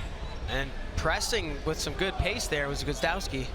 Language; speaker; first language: English; native; English